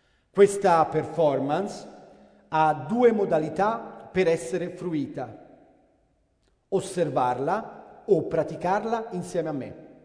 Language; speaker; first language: Italian; native; Italian